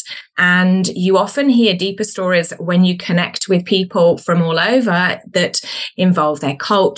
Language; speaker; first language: English; native; English